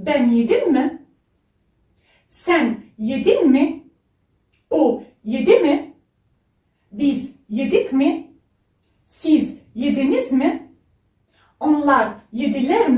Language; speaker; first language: Turkish; non-native, fluent; French